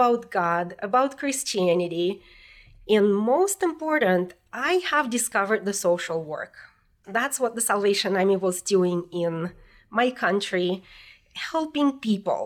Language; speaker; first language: English; non-native, fluent; Russian